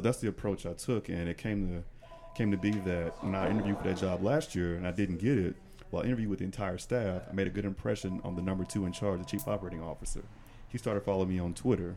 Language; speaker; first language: English; native; English